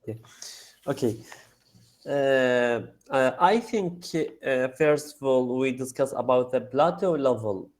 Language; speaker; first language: English; non-native, learner; Arabic